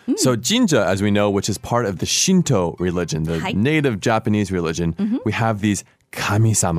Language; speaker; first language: English; native; English